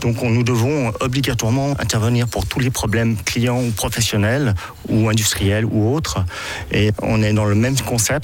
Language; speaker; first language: French; native; French